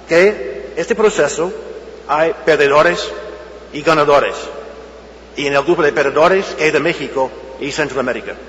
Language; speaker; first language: Spanish; non-native, fluent; English